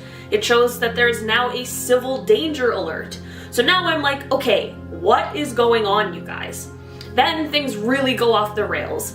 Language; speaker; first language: English; native; English